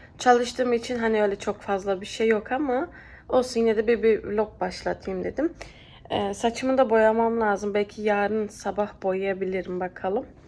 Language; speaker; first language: Turkish; early bilingual, heritage; Turkish